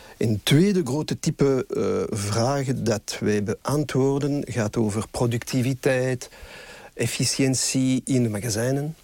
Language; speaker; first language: Dutch; non-native, local second language; French